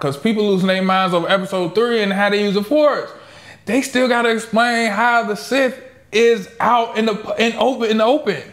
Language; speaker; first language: English; native; English